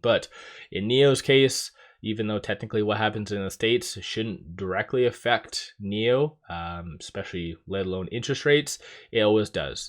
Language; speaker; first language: English; native; English